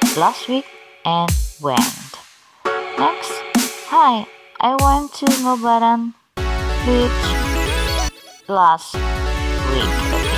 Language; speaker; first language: English; non-native, learner; Javanese